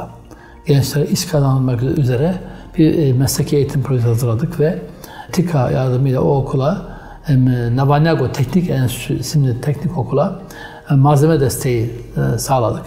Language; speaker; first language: Turkish; native; Turkish